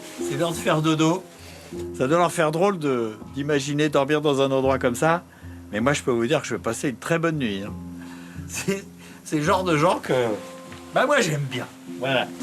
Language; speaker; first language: French; native; French